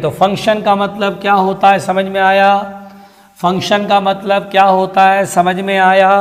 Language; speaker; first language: Hindi; native; Hindi